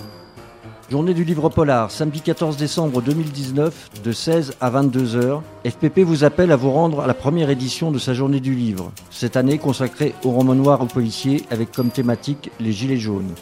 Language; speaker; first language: French; native; French